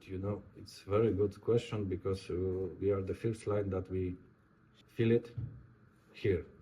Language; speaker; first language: English; non-native, learner; Polish